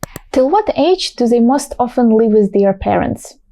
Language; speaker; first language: English; non-native, fluent; Ukrainian